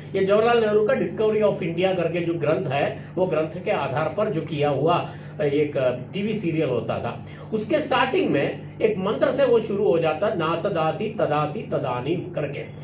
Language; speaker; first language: Hindi; non-native, local second language; Malayalam